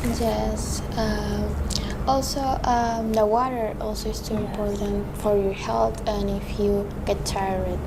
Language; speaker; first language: English; non-native, learner; Spanish